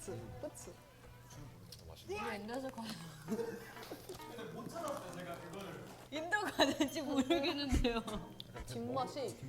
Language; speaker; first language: Korean; non-native, fluent; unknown